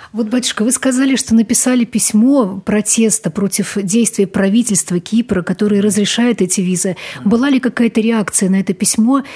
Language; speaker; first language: Russian; native; Russian